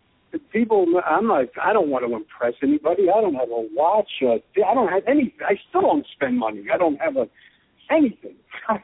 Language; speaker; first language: English; native; English